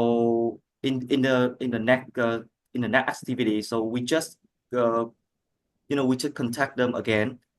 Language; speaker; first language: English; non-native, learner; Vietnamese